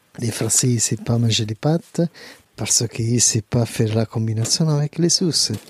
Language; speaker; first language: French; non-native, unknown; Italian